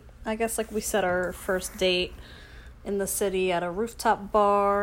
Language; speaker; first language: English; native; English